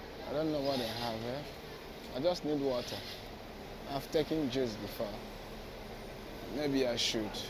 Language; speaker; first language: English; non-native, local second language; Igbo